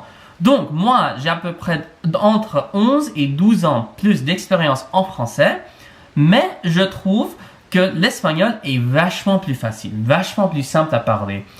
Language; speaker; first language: French; non-native, fluent; English